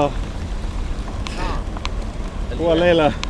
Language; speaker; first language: Chinese; non-native, learner; English